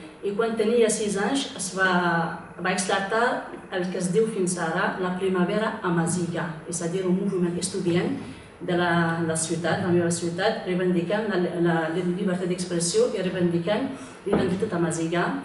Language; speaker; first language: Catalan; non-native, fluent; Kabyle